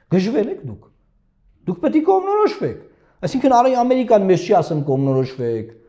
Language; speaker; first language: Armenian; native; Armenian